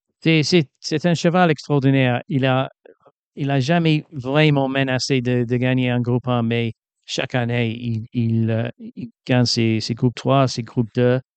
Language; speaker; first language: French; non-native, fluent; English